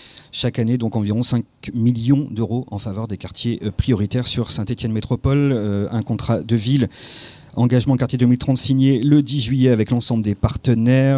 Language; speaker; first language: French; native; French